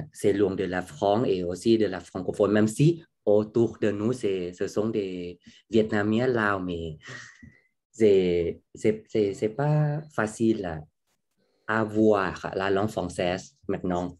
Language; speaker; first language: French; non-native, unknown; Thai